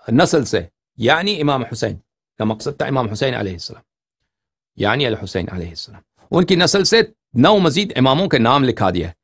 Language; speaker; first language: Urdu; non-native, fluent; Persian